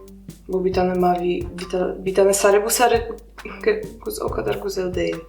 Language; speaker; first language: Turkish; non-native, learner; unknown